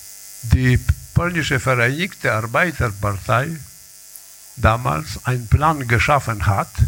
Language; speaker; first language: German; non-native, learner; Polish